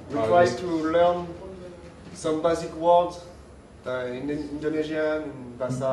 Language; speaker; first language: English; non-native, learner; French